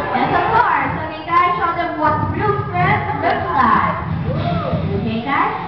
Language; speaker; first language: English; non-native, local second language; Filipino